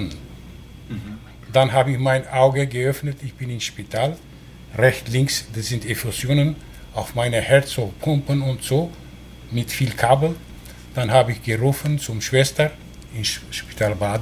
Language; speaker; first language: German; non-native, learner; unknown